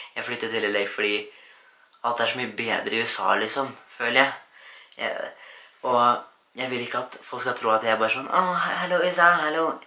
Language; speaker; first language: Norwegian; native; Norwegian